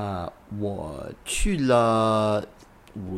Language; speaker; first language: Chinese; non-native, learner; English